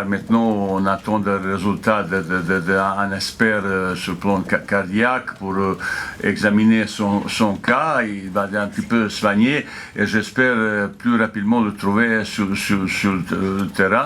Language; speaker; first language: French; non-native, fluent; Bosnian